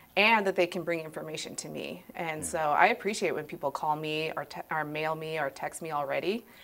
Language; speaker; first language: English; native; English